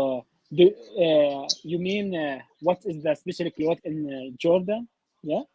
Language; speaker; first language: English; non-native, learner; Arabic